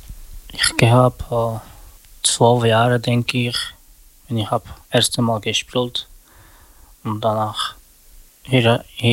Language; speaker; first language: German; non-native, learner; Slovak